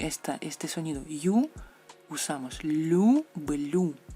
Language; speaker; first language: Spanish; non-native, fluent; Russian